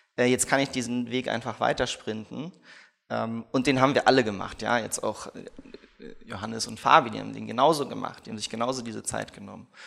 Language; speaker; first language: German; early bilingual, other home language; Russian